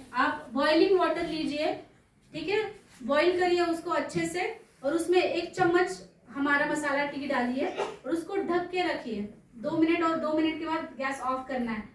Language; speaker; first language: Hindi; non-native, local second language; Marathi